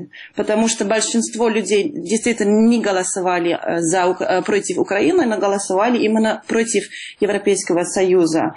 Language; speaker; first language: Russian; non-native, fluent; Dutch